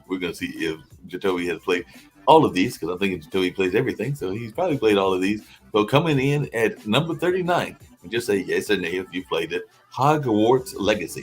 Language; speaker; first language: English; native; English